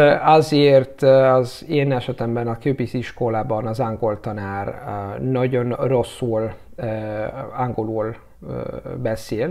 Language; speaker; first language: Hungarian; non-native, learner; Italian